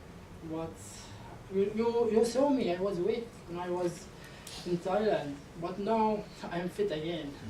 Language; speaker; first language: English; non-native, learner; Arabic